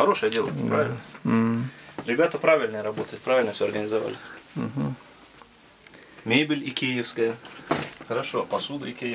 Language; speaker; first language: Russian; native; Russian